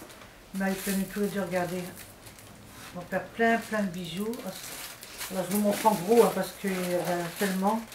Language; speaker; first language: French; native; French